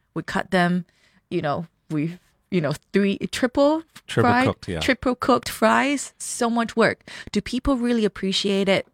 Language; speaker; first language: English; non-native, local second language; Cantonese